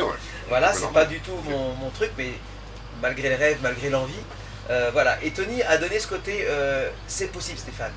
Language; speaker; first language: French; native; French